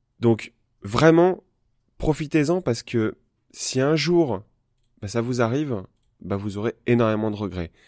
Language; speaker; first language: French; native; French